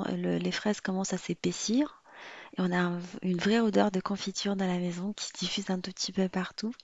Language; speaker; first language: French; non-native, local second language; Arabic